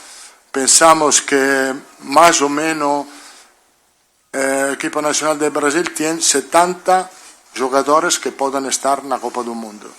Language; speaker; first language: Portuguese; non-native, learner; Italian